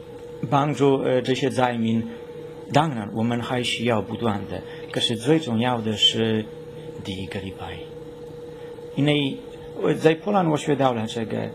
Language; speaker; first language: Chinese; non-native, learner; Polish